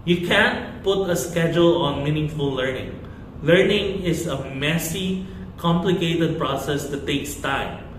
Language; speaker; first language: English; non-native, local second language; Filipino